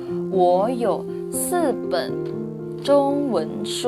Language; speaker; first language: Chinese; non-native, fluent; Indonesian